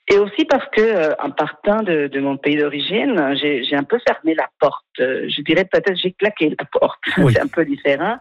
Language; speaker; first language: French; non-native, fluent; Spanish